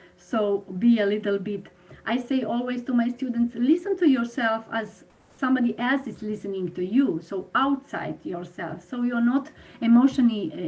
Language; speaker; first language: English; non-native, fluent; Slovenian